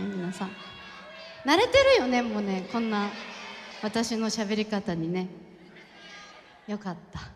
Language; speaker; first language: Japanese; non-native, fluent; Korean